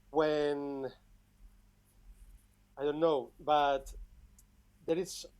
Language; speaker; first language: English; non-native, fluent; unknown